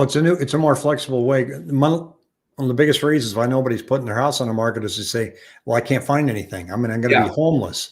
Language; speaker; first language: English; native; English